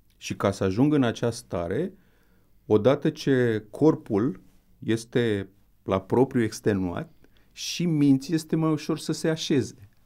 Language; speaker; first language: Romanian; native; Romanian